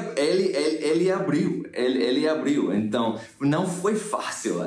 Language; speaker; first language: Portuguese; non-native, fluent; English